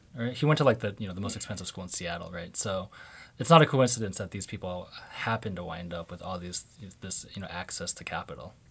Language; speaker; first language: English; native; English